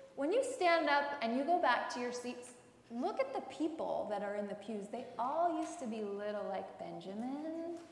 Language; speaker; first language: English; native; English